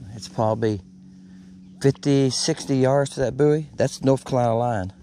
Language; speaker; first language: English; native; English